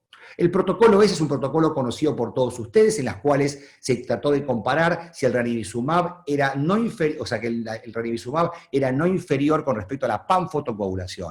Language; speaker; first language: Spanish; native; Spanish